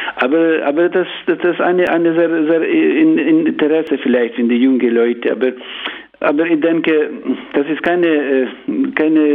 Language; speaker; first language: German; non-native, learner; Ukrainian